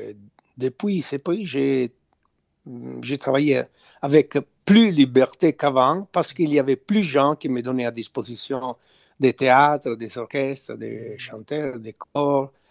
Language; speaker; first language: French; non-native, fluent; Italian